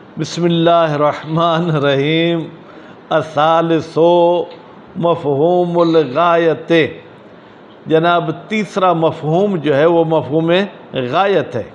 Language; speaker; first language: Urdu; non-native, local second language; Sindhi